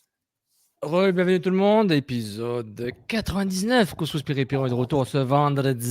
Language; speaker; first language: French; native; French